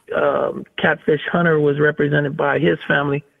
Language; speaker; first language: English; native; English